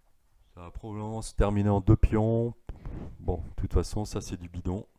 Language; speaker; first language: French; native; French